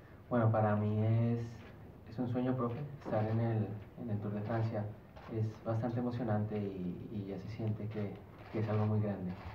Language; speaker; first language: Spanish; native; Spanish